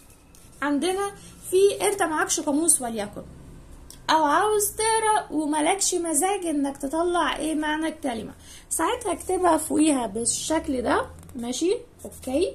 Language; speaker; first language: Arabic; native; Arabic